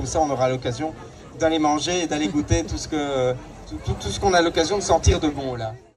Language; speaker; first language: French; native; French